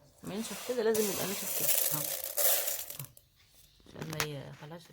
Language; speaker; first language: Arabic; native; Arabic